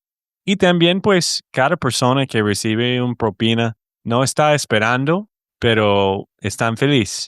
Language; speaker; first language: Spanish; non-native, fluent; English